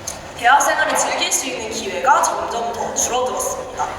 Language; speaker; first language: Korean; native; Korean